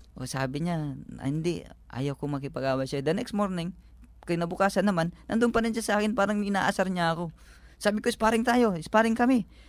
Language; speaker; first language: Filipino; native; Filipino